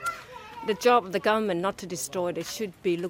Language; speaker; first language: English; non-native, fluent; Thai